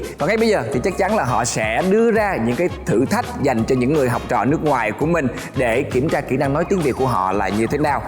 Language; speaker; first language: Vietnamese; native; Vietnamese